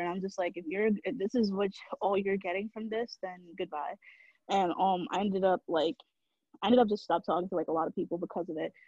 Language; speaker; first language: English; native; English